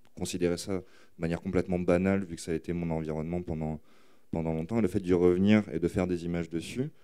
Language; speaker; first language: French; native; French